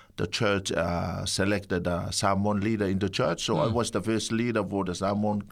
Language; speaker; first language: English; non-native, fluent; Samoan